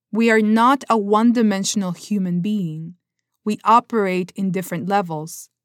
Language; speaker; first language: English; non-native, fluent; Spanish